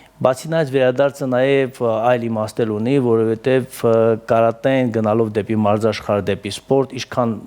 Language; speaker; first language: Armenian; native; Armenian